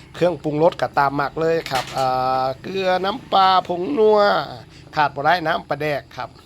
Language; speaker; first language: Thai; non-native, local second language; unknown